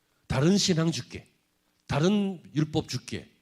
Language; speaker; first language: Korean; native; Korean